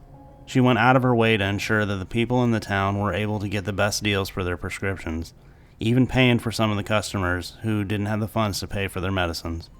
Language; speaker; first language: English; native; English